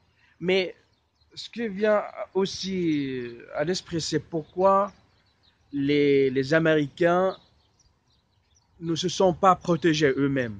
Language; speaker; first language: French; non-native, fluent; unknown